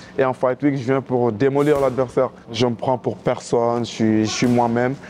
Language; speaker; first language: French; non-native, local second language; Wolof